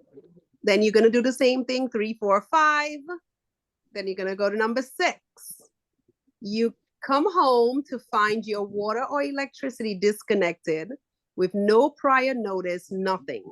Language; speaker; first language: English; native; English